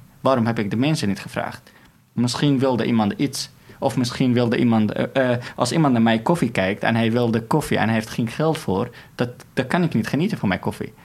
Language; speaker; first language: Dutch; non-native, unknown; Arabic